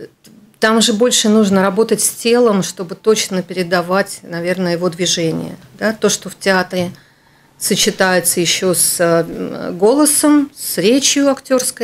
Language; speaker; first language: Russian; native; Russian